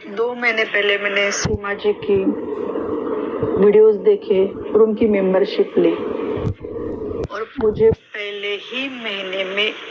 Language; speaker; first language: Hindi; non-native, local second language; Marathi